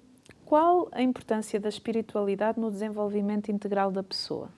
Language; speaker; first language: Portuguese; native; Portuguese